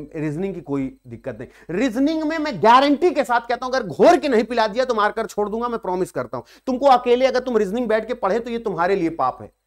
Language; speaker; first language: Hindi; native; Hindi